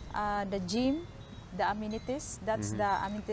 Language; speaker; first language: English; non-native, local second language; Cebuano